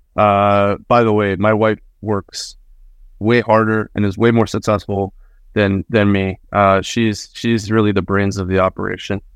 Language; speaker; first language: English; early bilingual, other home language; Spanish